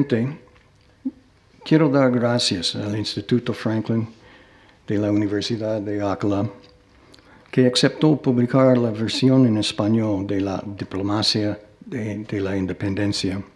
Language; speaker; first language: Spanish; non-native, fluent; English